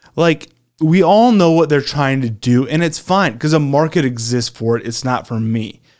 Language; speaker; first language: English; native; English